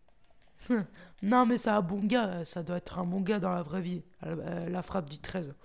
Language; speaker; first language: French; native; French